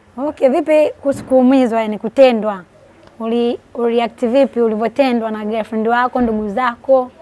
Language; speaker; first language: Swahili; native; Swahili